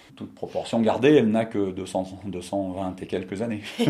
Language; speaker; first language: French; native; French